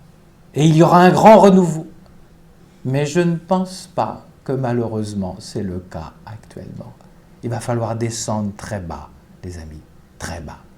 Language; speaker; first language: French; native; French